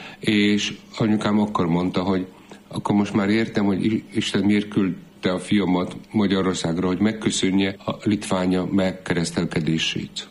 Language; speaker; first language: Hungarian; non-native, fluent; Polish